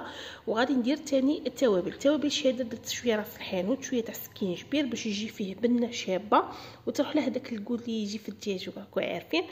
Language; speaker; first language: Arabic; native; Arabic